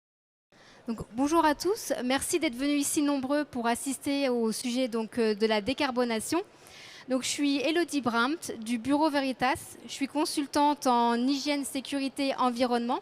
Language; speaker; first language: French; native; French